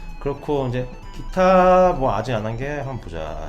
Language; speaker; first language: Korean; native; Korean